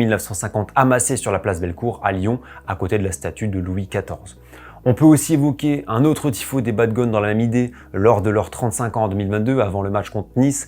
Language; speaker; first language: French; native; French